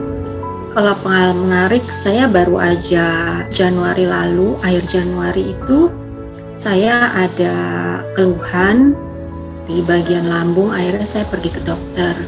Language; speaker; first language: Indonesian; native; Indonesian